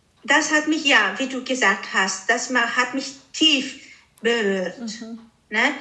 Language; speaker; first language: German; early bilingual, heritage; Greek